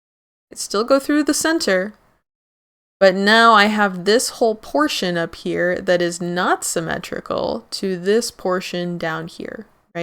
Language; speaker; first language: English; native; English